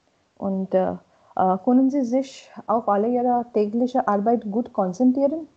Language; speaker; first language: German; non-native, learner; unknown